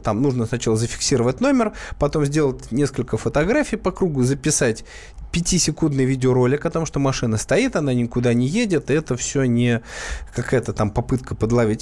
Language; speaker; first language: Russian; native; Russian